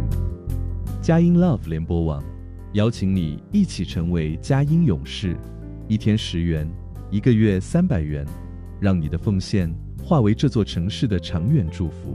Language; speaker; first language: Chinese; native; Chinese